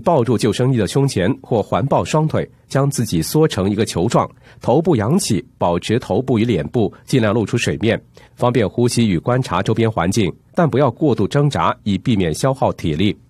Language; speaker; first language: Chinese; native; Chinese